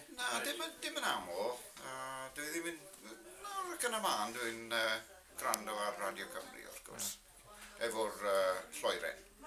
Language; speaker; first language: Welsh; non-native, local second language; English